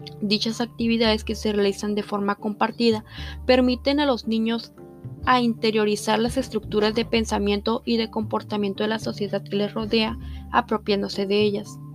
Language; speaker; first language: Spanish; native; Spanish